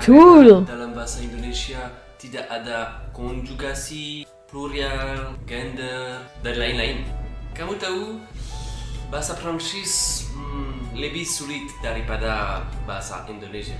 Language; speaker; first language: Indonesian; non-native, learner; French